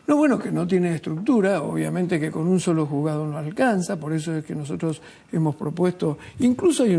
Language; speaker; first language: Spanish; native; Spanish